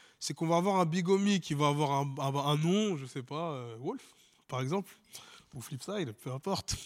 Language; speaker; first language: French; native; French